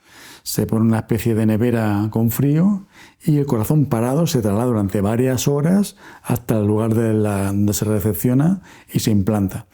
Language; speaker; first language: Spanish; native; Spanish